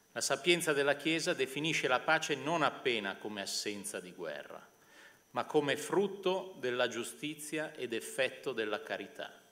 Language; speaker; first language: Italian; native; Italian